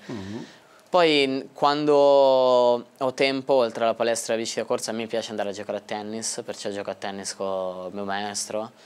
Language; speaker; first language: Italian; native; Italian